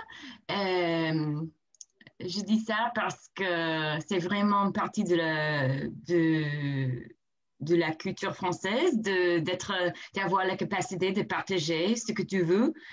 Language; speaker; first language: French; non-native, learner; English